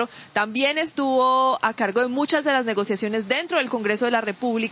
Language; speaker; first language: Spanish; native; Spanish